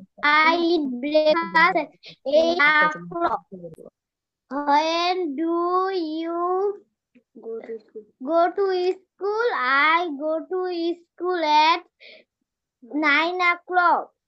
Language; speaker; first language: English; non-native, learner; Bangla